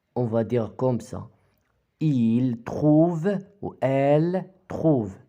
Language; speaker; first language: French; non-native, local second language; Arabic